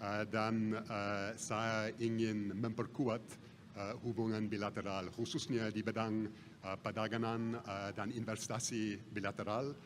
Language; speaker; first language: Indonesian; non-native, fluent; English